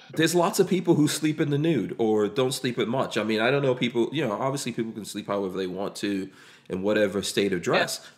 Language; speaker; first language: English; native; English